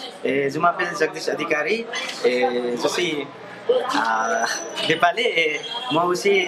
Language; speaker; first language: French; non-native, learner; Nepali